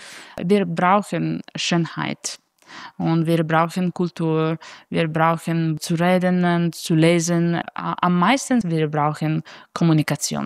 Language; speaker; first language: German; non-native, fluent; Italian